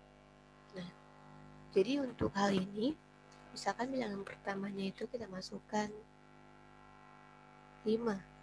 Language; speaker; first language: Indonesian; native; Indonesian